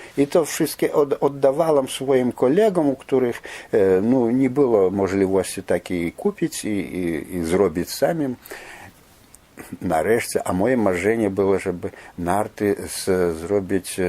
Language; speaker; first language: Polish; non-native, fluent; Belarusian